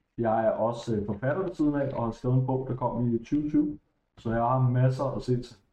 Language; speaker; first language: Danish; native; Danish